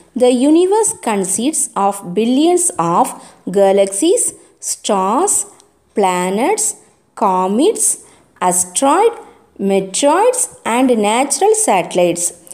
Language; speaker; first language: English; non-native, local second language; Tamil